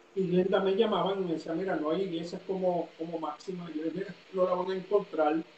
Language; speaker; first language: Spanish; early bilingual, heritage; Spanish